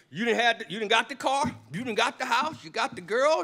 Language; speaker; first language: English; native; English